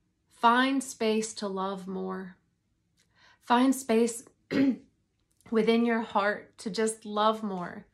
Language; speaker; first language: English; native; English